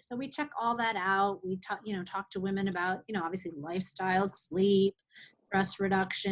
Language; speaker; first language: English; native; English